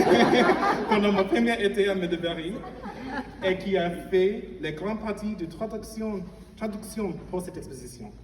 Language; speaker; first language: French; non-native, fluent; English